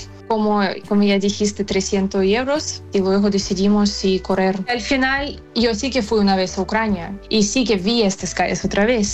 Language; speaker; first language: Spanish; non-native, fluent; Ukrainian